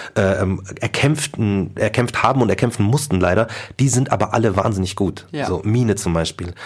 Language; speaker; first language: German; native; German